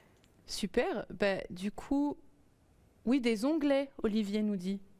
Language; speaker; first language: French; native; French